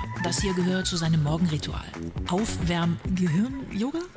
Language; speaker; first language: German; native; German